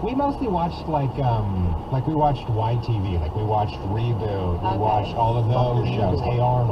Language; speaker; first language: English; native; English